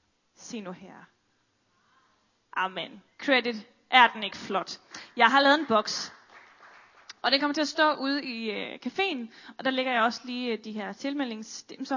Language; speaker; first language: Danish; native; Danish